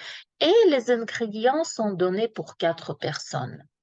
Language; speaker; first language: French; non-native, fluent; Ukrainian